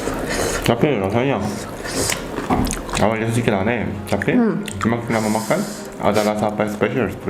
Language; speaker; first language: Indonesian; non-native, learner; Korean